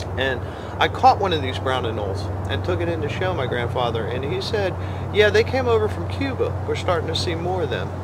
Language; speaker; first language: English; native; English